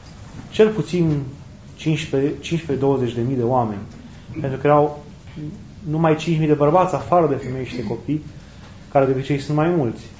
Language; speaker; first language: Romanian; native; Romanian